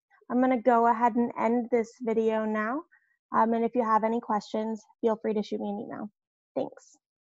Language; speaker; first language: English; native; English